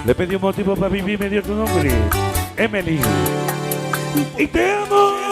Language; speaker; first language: Spanish; native; Spanish